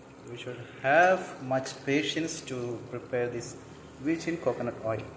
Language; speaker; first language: English; non-native, local second language; Malayalam